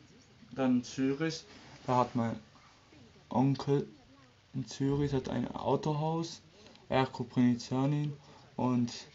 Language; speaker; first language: German; early bilingual, other home language; Serbian